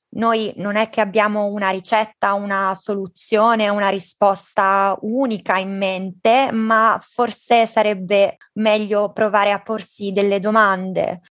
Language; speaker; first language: Italian; native; Italian